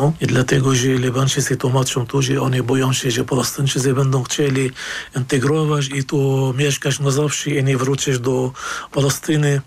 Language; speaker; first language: Polish; non-native, fluent; Arabic